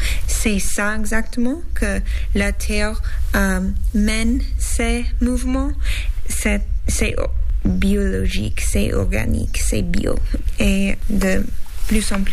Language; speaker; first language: French; non-native, learner; English